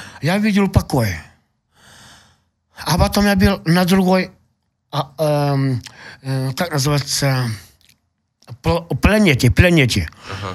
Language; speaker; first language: Russian; non-native, local second language; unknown